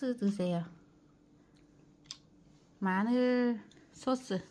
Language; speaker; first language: Korean; non-native, learner; Vietnamese